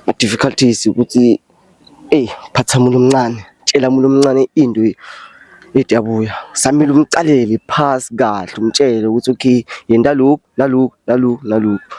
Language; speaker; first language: Zulu; non-native, local second language; Swati